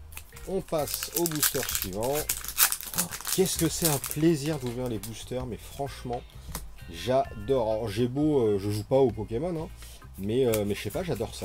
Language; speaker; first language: French; native; French